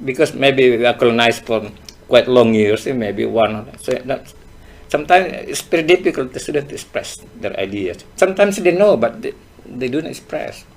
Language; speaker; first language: English; non-native, fluent; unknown